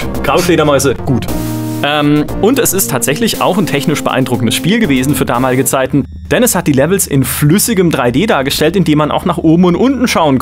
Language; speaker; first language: German; native; German